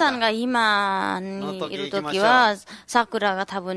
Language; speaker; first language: Japanese; non-native, learner; Nepali